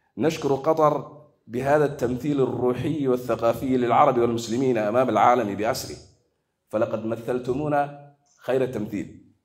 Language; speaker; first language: Arabic; non-native, local second language; Somali